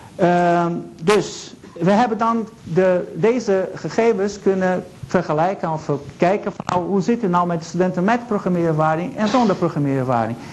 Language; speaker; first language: Dutch; non-native, fluent; Portuguese